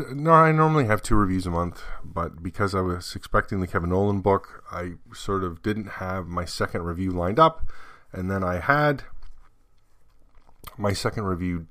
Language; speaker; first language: English; native; English